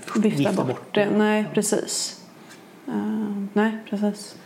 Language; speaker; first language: Swedish; native; Swedish